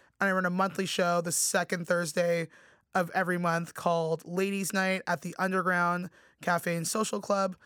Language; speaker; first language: English; native; English